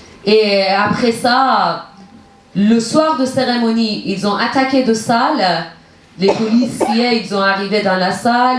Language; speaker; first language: French; non-native, learner; Persian